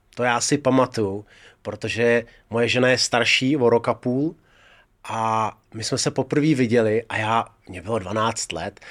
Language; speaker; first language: Czech; early bilingual, other home language; Russian